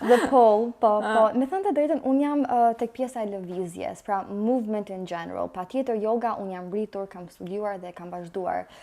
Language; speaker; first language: Albanian; early bilingual, heritage; Albanian